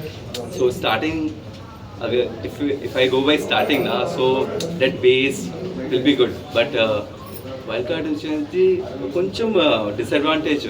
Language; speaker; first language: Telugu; non-native, learner; Hindi